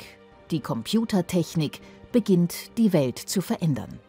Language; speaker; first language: German; native; German